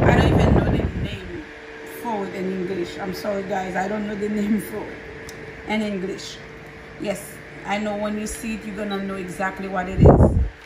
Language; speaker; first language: English; non-native, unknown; Haitian Creole